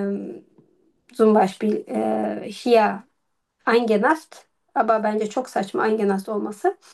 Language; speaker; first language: German; non-native, learner; Turkish